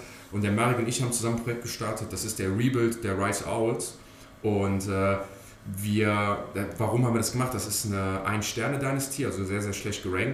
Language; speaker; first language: German; native; German